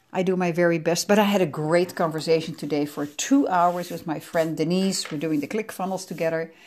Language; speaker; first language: English; non-native, fluent; Dutch